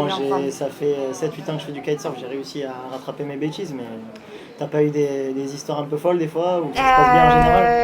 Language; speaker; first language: French; native; French